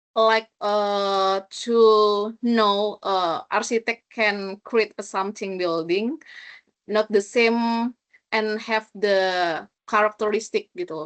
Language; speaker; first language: English; non-native, learner; Indonesian